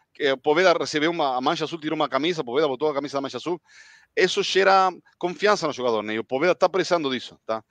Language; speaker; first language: Portuguese; non-native, fluent; Spanish